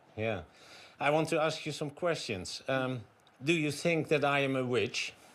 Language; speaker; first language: English; non-native, fluent; Dutch